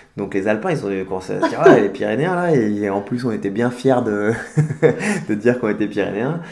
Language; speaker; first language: French; native; French